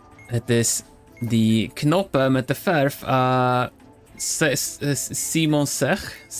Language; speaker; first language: Dutch; non-native, learner; Swedish